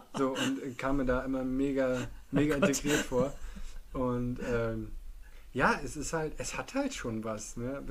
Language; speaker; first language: German; native; German